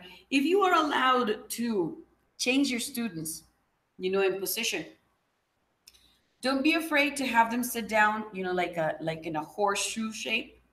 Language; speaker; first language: English; non-native, local second language; Spanish